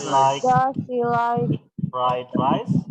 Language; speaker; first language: English; non-native, fluent; Indonesian